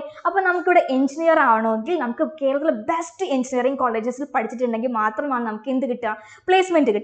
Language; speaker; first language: Malayalam; native; Malayalam